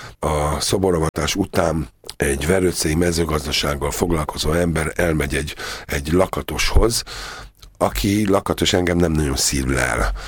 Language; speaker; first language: Hungarian; native; Hungarian